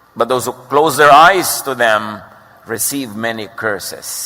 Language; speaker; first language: English; non-native, local second language; Filipino